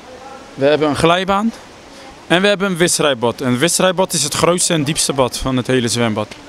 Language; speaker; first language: Dutch; native; Dutch